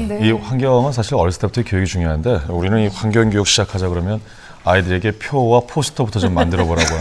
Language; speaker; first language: Korean; native; Korean